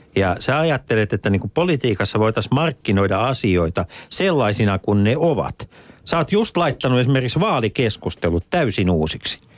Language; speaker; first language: Finnish; native; Finnish